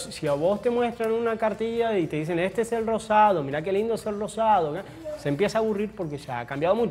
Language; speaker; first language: Spanish; native; Spanish